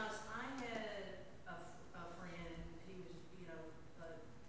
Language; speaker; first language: English; native; English